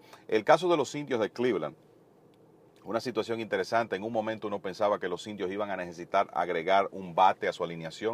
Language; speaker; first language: Spanish; native; Spanish